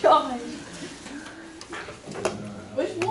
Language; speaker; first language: English; native; English